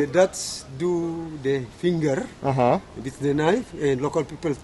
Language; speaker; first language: English; non-native, learner; Indonesian